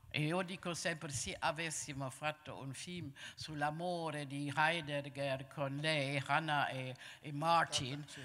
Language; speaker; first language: Italian; non-native, fluent; German